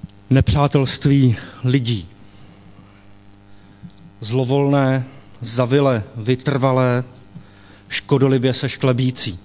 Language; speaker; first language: Czech; native; Czech